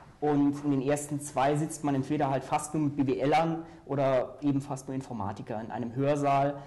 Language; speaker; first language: German; native; German